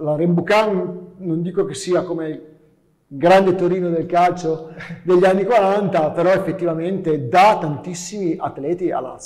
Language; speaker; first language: Italian; native; Italian